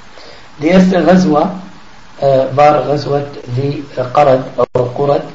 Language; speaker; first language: German; non-native, fluent; Arabic